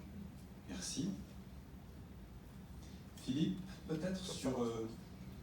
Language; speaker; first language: French; native; French